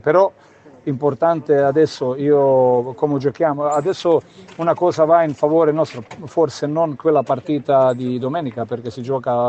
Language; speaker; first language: Italian; non-native, fluent; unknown